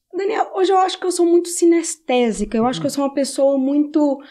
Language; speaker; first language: Portuguese; native; Portuguese